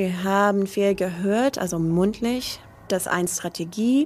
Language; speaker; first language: German; non-native, learner; English